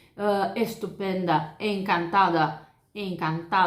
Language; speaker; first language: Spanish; non-native, fluent; Portuguese